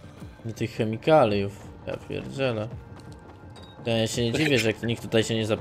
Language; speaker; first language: Polish; native; Polish